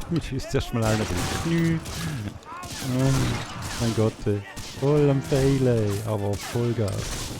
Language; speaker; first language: German; native; German